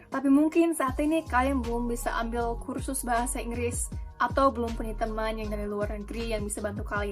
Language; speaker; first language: Indonesian; non-native, fluent; English